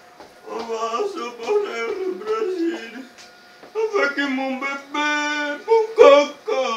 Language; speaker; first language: French; non-native, learner; Portuguese